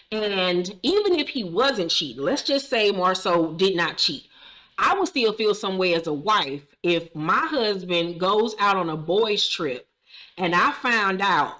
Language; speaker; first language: English; native; English